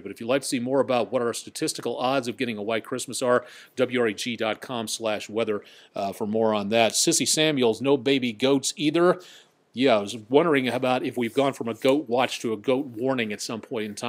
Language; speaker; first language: English; native; English